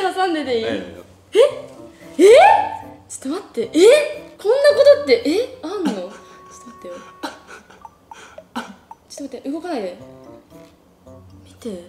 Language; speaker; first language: Japanese; native; Japanese